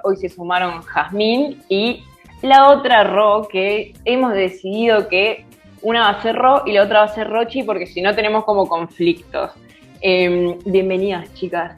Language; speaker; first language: Spanish; native; Spanish